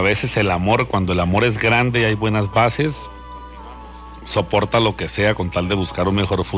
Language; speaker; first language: Spanish; native; Spanish